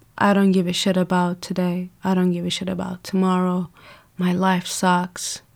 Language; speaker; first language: English; non-native, fluent; Persian